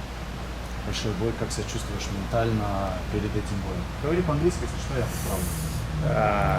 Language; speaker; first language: Russian; native; Russian